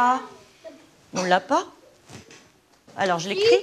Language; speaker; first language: French; native; French